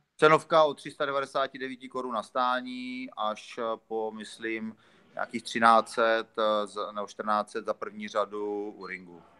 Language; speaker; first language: Czech; native; Czech